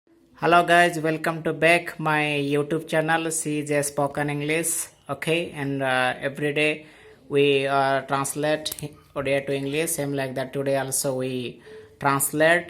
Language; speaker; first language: English; non-native, local second language; Odia